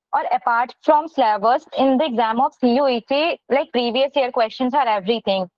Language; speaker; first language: Hindi; native; Hindi